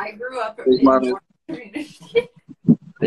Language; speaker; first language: English; native; English